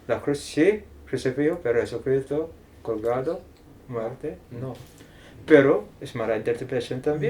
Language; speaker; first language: Spanish; non-native, fluent; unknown